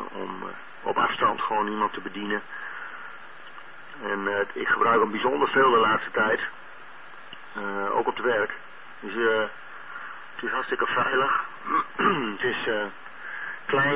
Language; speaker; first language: Dutch; native; Dutch